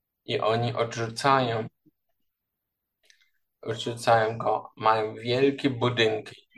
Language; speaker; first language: Polish; non-native, learner; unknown